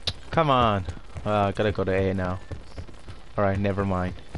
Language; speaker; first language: English; non-native, fluent; Spanish